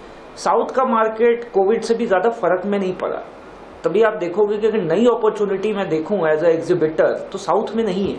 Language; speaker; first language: Hindi; native; Hindi